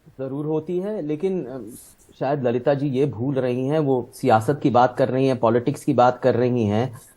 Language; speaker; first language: Hindi; native; Hindi